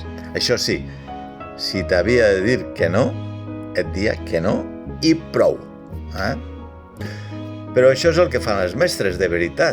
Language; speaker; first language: Catalan; native; Catalan